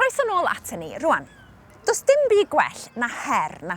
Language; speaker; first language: Welsh; native; Welsh